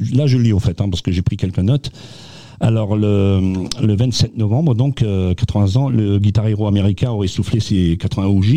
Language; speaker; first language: French; non-native, local second language; Swiss German